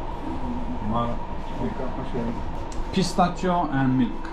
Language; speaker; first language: English; non-native, learner; Polish